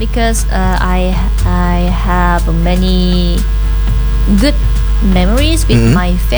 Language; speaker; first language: English; non-native, learner; Korean